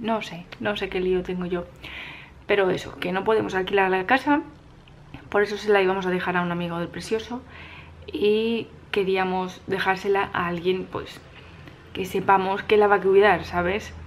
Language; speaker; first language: Spanish; native; Spanish